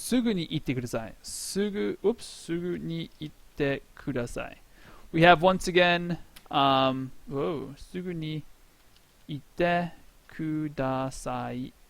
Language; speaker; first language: Japanese; non-native, fluent; English